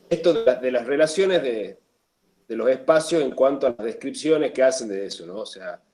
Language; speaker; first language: Spanish; native; Spanish